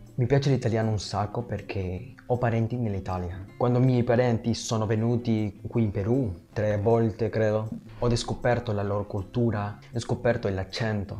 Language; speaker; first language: Italian; non-native, learner; Spanish